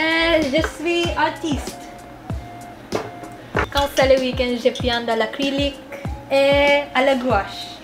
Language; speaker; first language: French; non-native, learner; Filipino